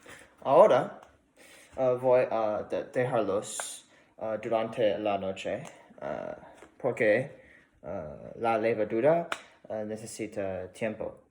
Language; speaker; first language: Spanish; non-native, learner; English